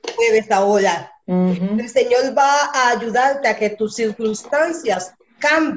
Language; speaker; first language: Spanish; early bilingual, heritage; Spanish